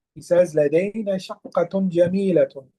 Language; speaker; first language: Arabic; non-native, fluent; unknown